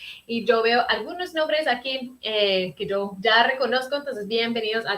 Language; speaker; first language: Spanish; early bilingual, heritage; Spanish